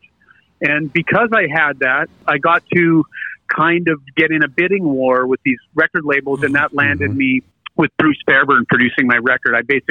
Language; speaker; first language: English; native; English